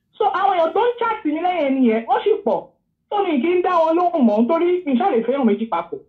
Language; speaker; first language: Yoruba; native; Yoruba